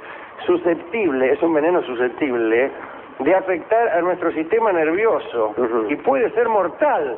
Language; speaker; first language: Spanish; native; Spanish